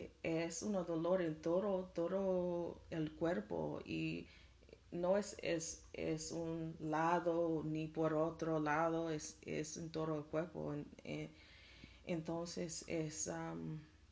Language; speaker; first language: Spanish; non-native, learner; English